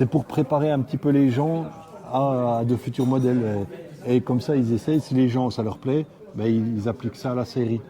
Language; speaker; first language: French; native; French